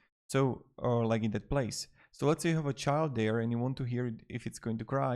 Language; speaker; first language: English; non-native, fluent; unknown